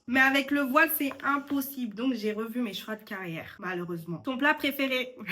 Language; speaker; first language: French; early bilingual, other home language; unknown